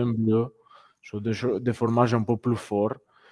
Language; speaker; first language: French; non-native, fluent; Italian